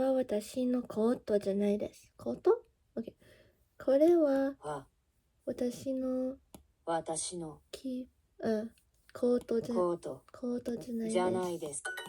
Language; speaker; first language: Japanese; non-native, learner; English